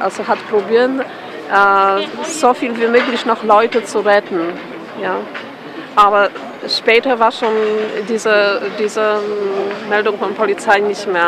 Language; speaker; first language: German; non-native, learner; Polish